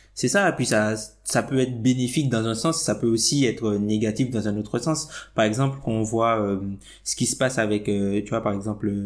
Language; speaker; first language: French; native; French